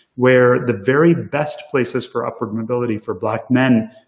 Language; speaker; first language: English; early bilingual, other home language; Tamil